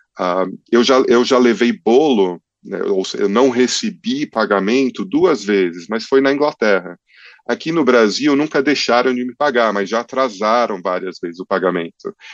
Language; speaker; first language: Portuguese; early bilingual, other home language; English